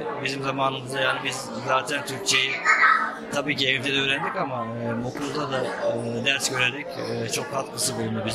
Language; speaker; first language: Turkish; early bilingual, other home language; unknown